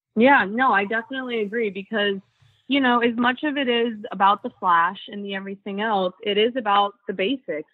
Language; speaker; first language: English; native; English